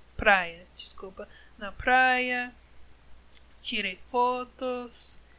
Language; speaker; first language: Portuguese; non-native, learner; English